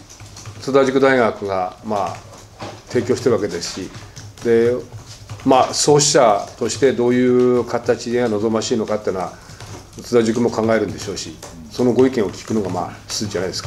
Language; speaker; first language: Japanese; native; Japanese